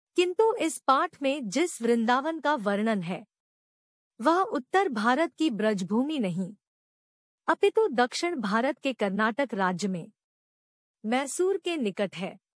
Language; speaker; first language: Hindi; native; Hindi